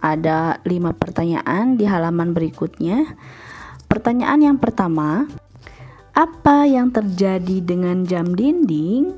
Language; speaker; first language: Indonesian; native; Indonesian